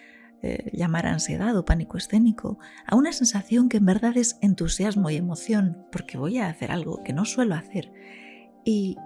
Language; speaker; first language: Spanish; native; Spanish